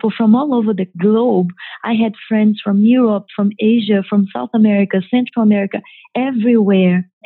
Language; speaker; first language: English; non-native, fluent; Portuguese